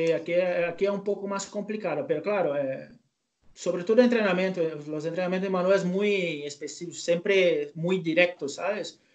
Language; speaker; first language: Spanish; non-native, fluent; Portuguese